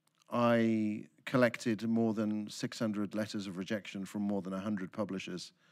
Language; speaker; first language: English; native; English